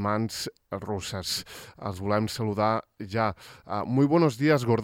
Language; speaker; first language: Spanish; non-native, local second language; Catalan